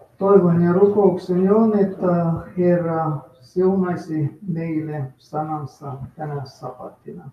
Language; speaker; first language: Finnish; non-native, fluent; Russian